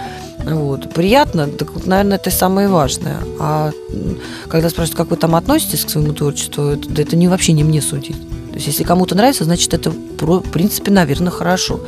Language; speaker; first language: Russian; native; Russian